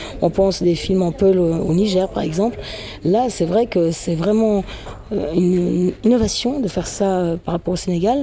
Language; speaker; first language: French; native; French